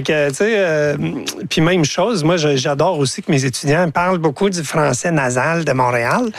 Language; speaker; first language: French; native; French